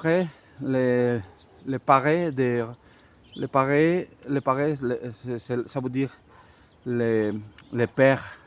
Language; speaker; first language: French; non-native, fluent; Spanish